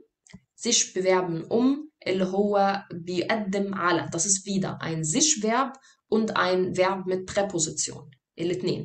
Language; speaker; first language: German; non-native, fluent; Arabic